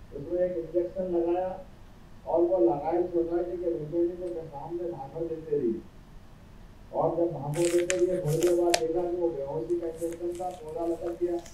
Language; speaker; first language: Hindi; native; Hindi